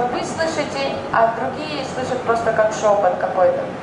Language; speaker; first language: Russian; native; Russian